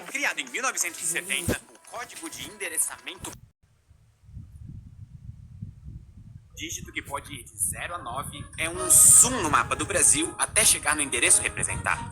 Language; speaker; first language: Portuguese; native; Portuguese